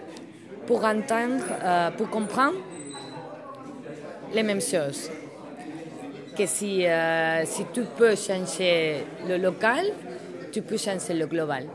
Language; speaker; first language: French; non-native, learner; Spanish